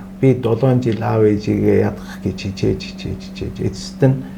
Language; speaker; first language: Mongolian; non-native, fluent; Turkish